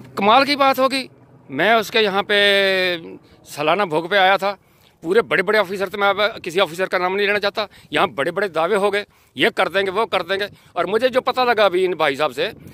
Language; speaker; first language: Hindi; native; Hindi